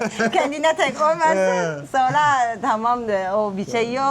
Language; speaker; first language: Turkish; non-native, learner; Thai